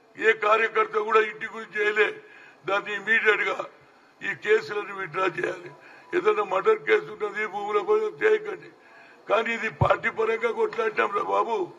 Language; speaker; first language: Telugu; native; Telugu